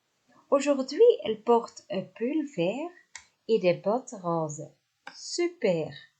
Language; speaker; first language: French; non-native, fluent; Dutch